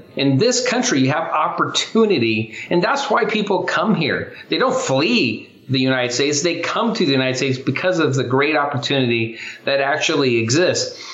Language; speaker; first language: English; native; English